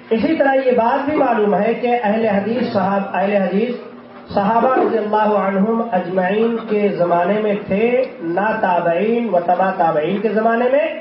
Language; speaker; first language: Urdu; native; Urdu